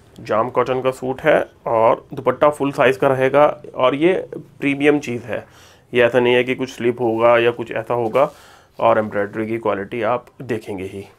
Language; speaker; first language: Hindi; native; Hindi